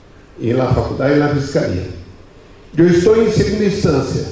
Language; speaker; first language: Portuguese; non-native, learner; Spanish